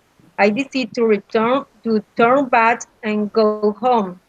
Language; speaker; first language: English; non-native, learner; Spanish